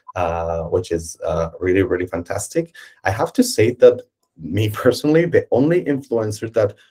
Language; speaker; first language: English; non-native, fluent; Spanish